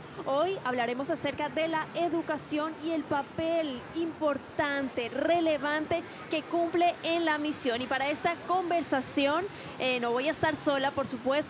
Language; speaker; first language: Spanish; native; Spanish